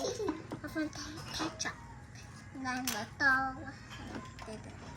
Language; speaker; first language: Chinese; early bilingual, heritage; Chinese